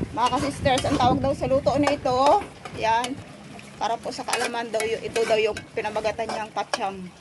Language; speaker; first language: Filipino; non-native, local second language; Cebuano